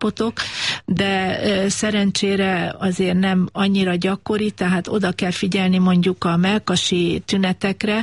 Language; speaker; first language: Hungarian; native; Hungarian